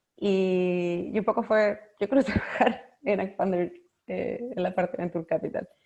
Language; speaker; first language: Spanish; native; Spanish